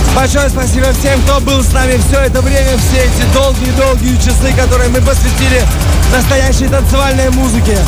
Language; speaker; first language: Russian; native; Russian